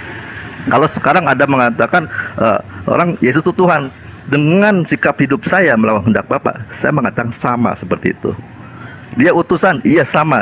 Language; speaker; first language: Indonesian; native; Indonesian